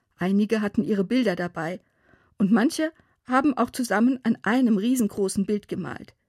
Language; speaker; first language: German; native; German